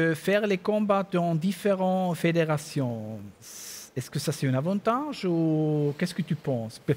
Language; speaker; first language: French; non-native, learner; German